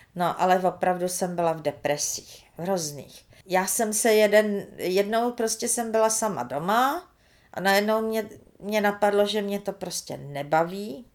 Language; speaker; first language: Czech; early bilingual, other home language; Romanian